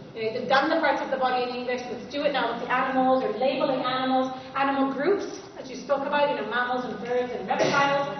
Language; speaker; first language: English; native; English